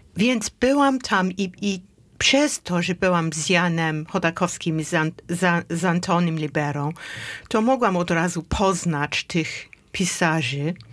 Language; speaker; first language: Polish; non-native, fluent; English